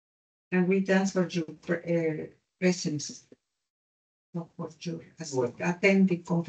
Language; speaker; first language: English; non-native, learner; Spanish